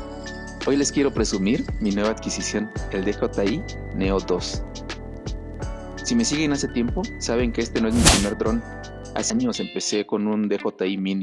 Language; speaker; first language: Spanish; native; Spanish